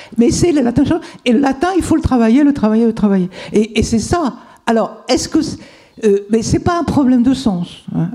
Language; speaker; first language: French; native; French